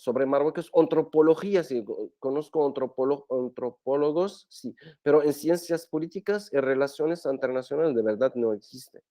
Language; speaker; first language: Spanish; non-native, fluent; Arabic